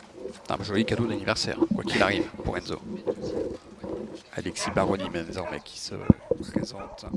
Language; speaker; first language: French; native; French